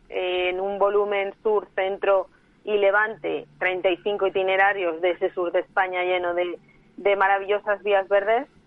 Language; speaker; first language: Spanish; native; Spanish